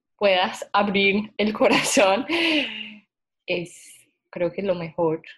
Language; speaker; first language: Spanish; non-native, fluent; English